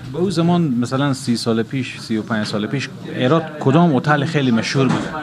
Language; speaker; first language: Persian; native; Persian